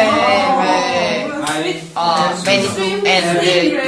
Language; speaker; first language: English; non-native, learner; Korean